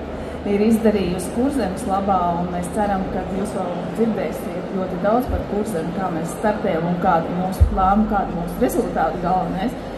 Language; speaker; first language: Latvian; native; Latvian